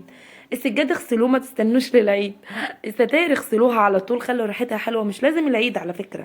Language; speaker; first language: Arabic; native; Arabic